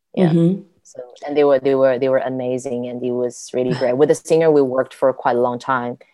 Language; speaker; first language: English; non-native, fluent; Chinese